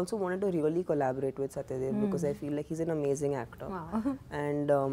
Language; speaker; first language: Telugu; non-native, local second language; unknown